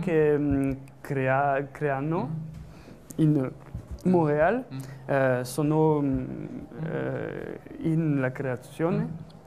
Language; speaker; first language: Italian; non-native, learner; French